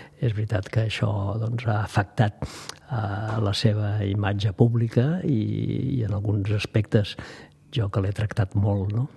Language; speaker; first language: Catalan; native; Catalan